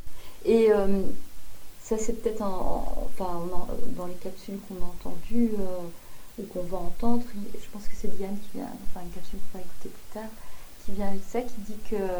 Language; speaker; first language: French; native; French